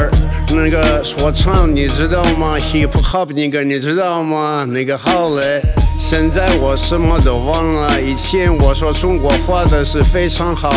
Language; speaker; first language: Chinese; non-native, learner; Russian